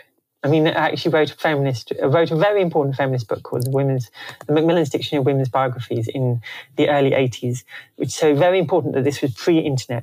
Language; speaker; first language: English; native; English